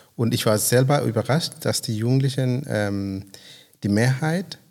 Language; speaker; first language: German; non-native, fluent; Swahili